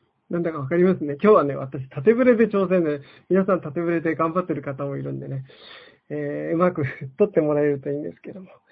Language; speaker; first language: Japanese; native; Japanese